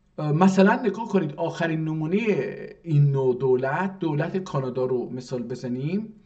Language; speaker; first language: Persian; non-native, local second language; Azerbaijani